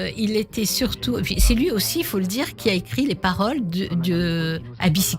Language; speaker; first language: French; native; French